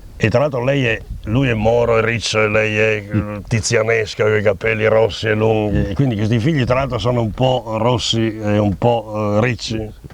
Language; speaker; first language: Italian; non-native, local second language; Friulian